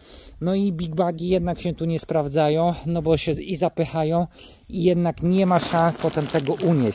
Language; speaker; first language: Polish; native; Polish